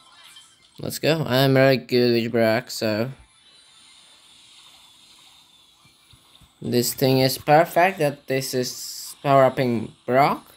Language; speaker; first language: English; non-native, learner; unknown